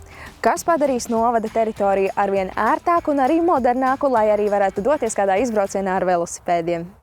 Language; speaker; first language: Latvian; native; Latvian